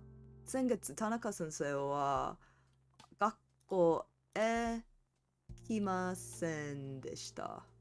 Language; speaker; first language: Japanese; non-native, learner; English